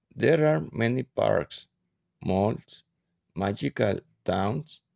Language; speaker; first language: English; non-native, learner; Spanish